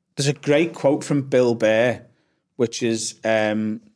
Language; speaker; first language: English; native; English